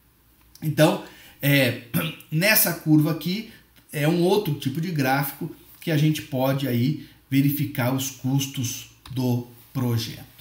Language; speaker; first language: Portuguese; native; Portuguese